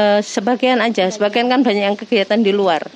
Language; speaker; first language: Indonesian; native; Indonesian